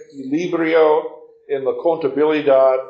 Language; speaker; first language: Spanish; non-native, fluent; English